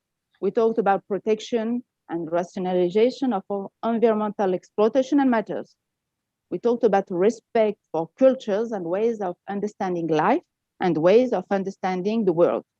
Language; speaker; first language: English; non-native, fluent; French